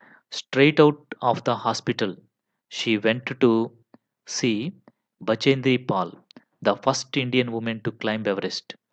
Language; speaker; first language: English; non-native, local second language; Telugu